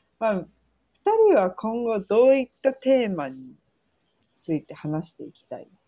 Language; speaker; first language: Japanese; early bilingual, heritage; Japanese